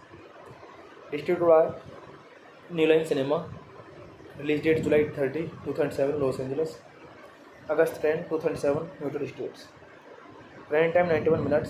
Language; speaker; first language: English; non-native, learner; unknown